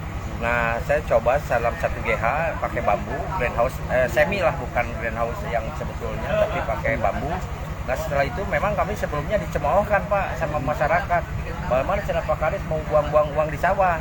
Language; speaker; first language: Indonesian; native; Indonesian